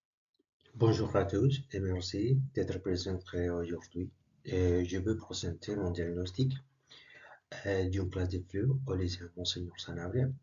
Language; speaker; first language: French; non-native, learner; Spanish